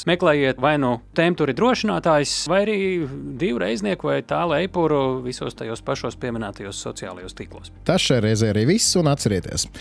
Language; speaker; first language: Latvian; native; Latvian